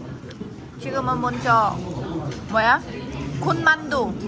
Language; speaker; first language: Korean; non-native, learner; Vietnamese